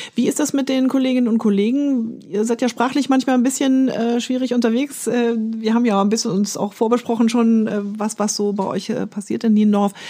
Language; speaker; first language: German; native; German